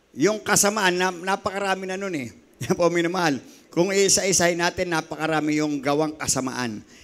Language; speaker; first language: Filipino; native; Filipino